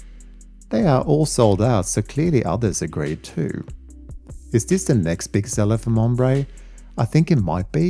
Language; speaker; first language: English; native; English